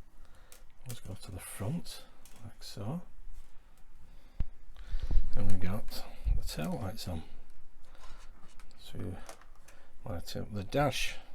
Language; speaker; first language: English; native; English